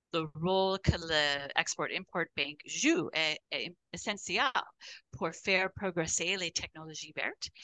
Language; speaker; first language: French; non-native, fluent; English